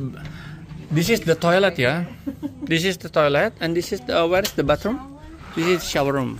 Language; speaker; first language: English; non-native, learner; Indonesian